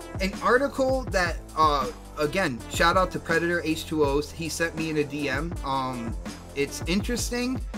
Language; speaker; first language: English; native; English